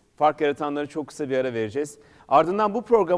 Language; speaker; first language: Turkish; native; Turkish